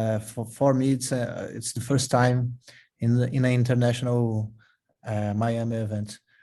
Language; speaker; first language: English; non-native, fluent; Portuguese